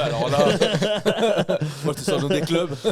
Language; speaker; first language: French; native; French